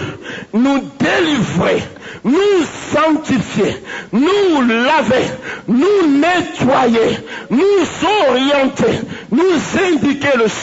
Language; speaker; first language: French; native; French